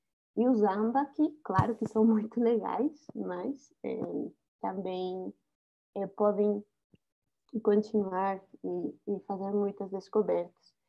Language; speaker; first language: Portuguese; non-native, fluent; Spanish